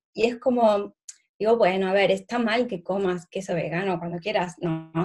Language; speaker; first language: Spanish; native; Spanish